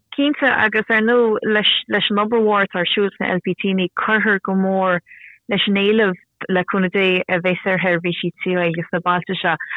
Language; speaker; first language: Irish; native; Irish